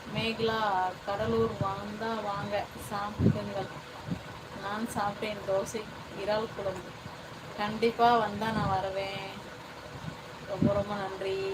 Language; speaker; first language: Tamil; non-native, local second language; Telugu